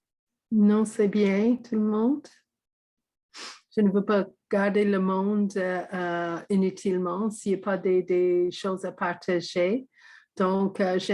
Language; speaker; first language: French; non-native, fluent; English